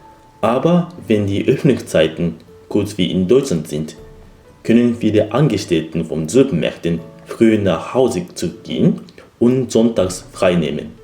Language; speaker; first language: German; non-native, fluent; Japanese